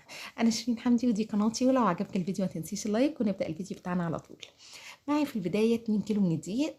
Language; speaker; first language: Arabic; native; Arabic